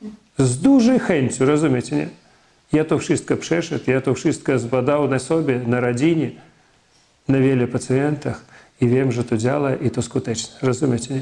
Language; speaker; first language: Polish; non-native, fluent; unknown